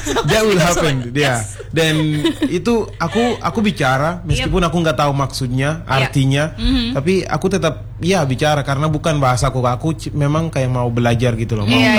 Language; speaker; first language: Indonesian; non-native, fluent; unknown